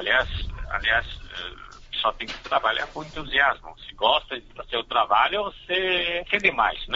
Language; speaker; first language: Portuguese; non-native, fluent; Chinese